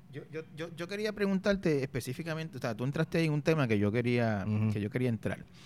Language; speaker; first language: Spanish; native; Spanish